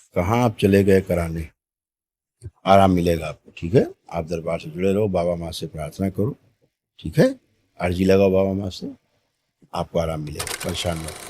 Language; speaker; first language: Hindi; native; Hindi